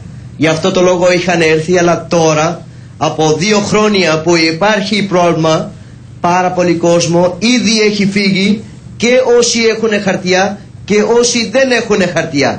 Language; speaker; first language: Greek; non-native, learner; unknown